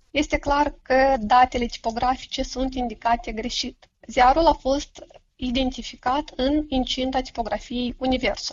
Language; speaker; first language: Romanian; native; Romanian